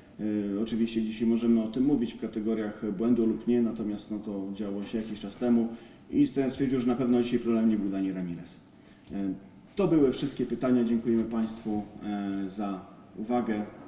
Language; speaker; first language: Polish; native; Polish